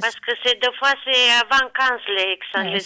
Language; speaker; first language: French; non-native, learner; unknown